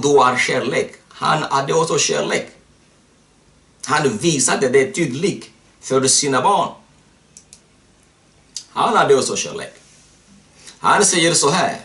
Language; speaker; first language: Swedish; non-native, fluent; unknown